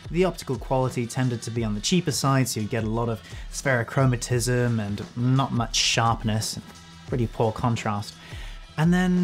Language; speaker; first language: English; native; English